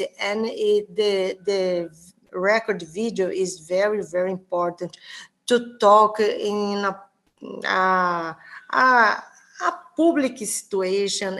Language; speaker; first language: English; non-native, learner; Portuguese